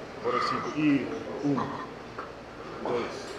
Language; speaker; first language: Portuguese; non-native, learner; Russian